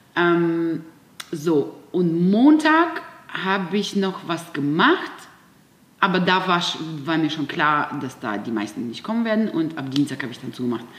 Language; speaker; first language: German; non-native, fluent; Russian